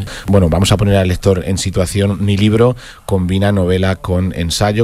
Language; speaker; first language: Spanish; native; Spanish